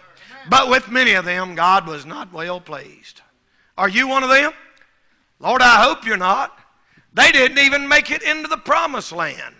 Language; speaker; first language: English; native; English